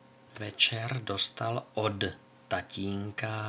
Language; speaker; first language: Czech; native; Czech